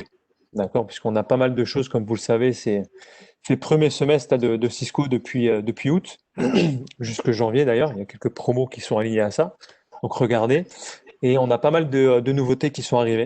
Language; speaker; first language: French; native; French